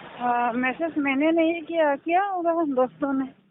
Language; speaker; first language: Hindi; non-native, local second language; Assamese